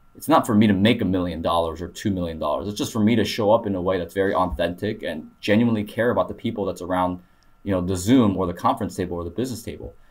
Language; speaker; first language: English; early bilingual, other home language; Korean